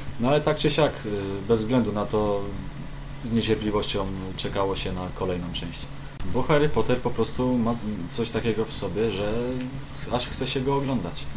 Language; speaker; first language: Polish; native; Polish